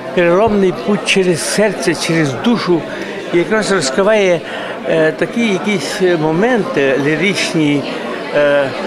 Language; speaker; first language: Ukrainian; native; Ukrainian